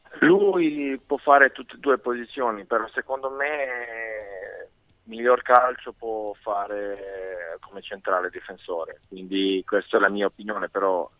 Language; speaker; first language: Italian; non-native, fluent; Serbian